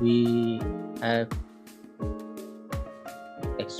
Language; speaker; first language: English; non-native, learner; Indonesian